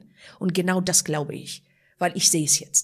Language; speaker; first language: German; non-native, fluent; Persian